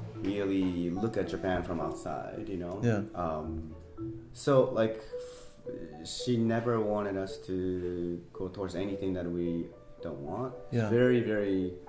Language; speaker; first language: English; non-native, fluent; Japanese